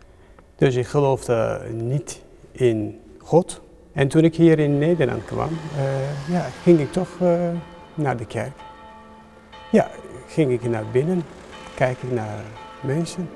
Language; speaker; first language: Dutch; non-native, fluent; Turkish